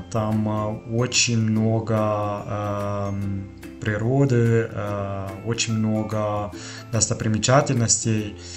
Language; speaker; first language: Russian; non-native, fluent; Italian